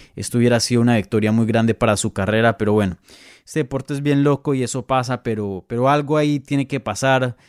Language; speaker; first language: Spanish; native; Spanish